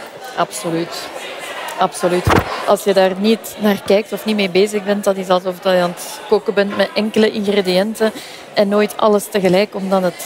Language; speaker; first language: Dutch; native; Dutch